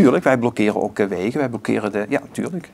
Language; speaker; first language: Dutch; native; Dutch